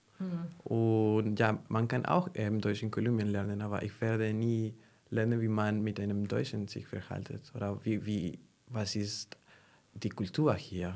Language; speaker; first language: German; non-native, fluent; Spanish